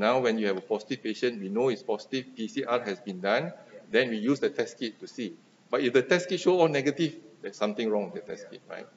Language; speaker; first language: English; non-native, local second language; Malay